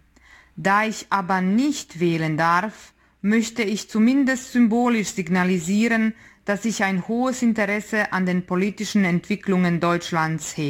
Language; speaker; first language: German; non-native, fluent; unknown